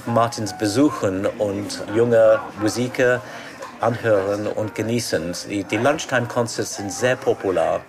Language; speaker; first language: German; non-native, fluent; English